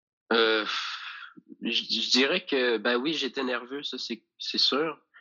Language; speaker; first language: French; native; French